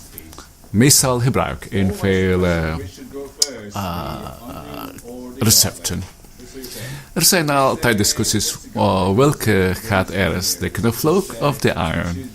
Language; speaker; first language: Dutch; non-native, fluent; Filipino